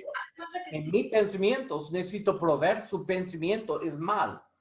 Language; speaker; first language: Spanish; non-native, learner; English